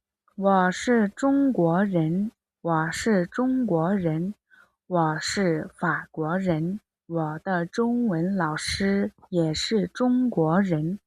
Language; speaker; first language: Chinese; non-native, fluent; Mongolian